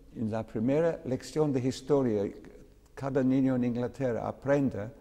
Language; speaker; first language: Spanish; non-native, learner; English